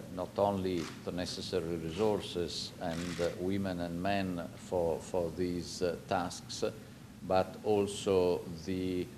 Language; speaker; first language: English; non-native, fluent; Italian